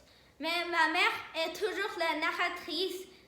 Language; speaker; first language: French; non-native, learner; Chinese